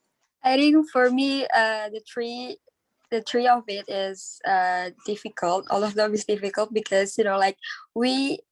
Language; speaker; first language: English; non-native, learner; Indonesian